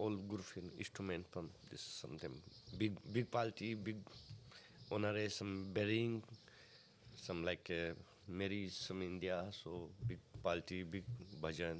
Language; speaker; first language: English; non-native, learner; Hindi